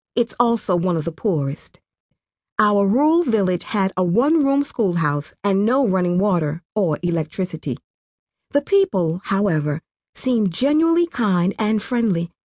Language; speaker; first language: English; non-native, local second language; Kinyarwanda